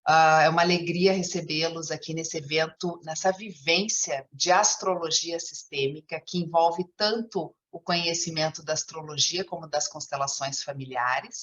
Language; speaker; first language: Portuguese; native; Portuguese